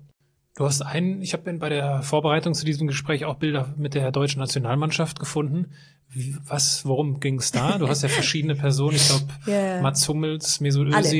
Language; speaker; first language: German; native; German